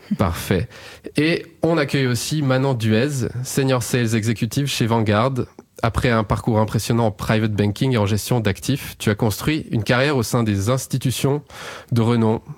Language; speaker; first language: French; native; French